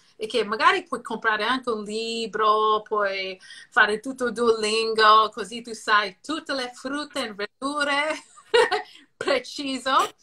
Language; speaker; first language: Italian; non-native, fluent; English